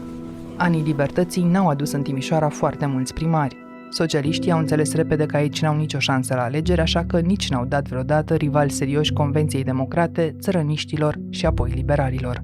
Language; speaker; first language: Romanian; native; Romanian